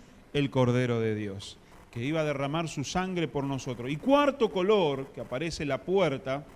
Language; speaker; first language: Spanish; native; Spanish